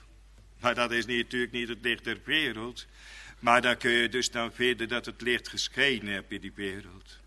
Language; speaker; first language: Dutch; native; Dutch